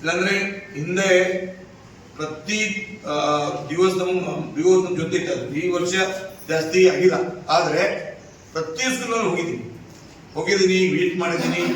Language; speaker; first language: Kannada; non-native, local second language; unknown